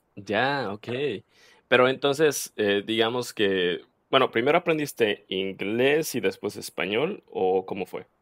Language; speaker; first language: Spanish; native; Spanish